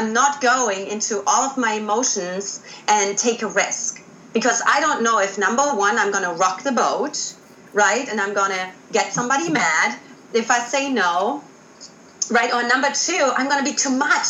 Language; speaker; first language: English; non-native, fluent; German